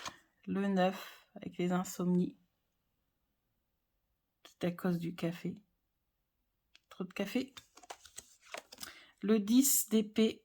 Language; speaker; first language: French; native; French